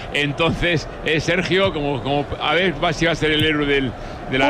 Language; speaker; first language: Spanish; native; Spanish